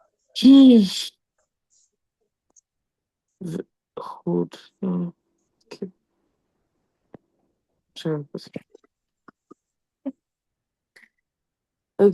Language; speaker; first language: French; non-native, learner; English